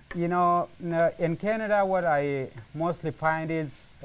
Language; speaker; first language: English; non-native, fluent; Pashto